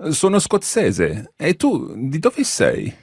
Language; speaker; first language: Italian; non-native, fluent; English